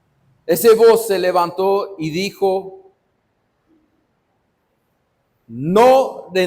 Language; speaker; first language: Spanish; non-native, fluent; English